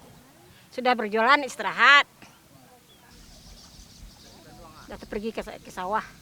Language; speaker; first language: Indonesian; non-native, local second language; Minangkabau